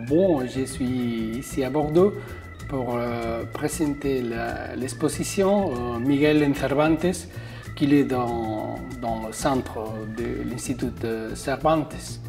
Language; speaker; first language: French; non-native, fluent; Spanish